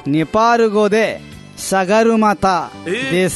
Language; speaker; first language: Japanese; non-native, fluent; Nepali